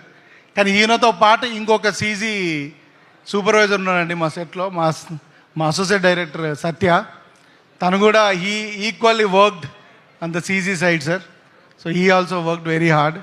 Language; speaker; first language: Telugu; native; Telugu